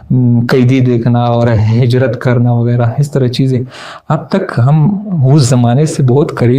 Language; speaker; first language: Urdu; non-native, learner; Pashto